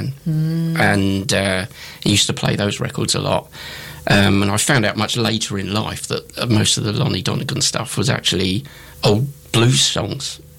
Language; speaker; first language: English; native; English